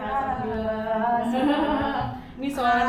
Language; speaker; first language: Indonesian; native; Indonesian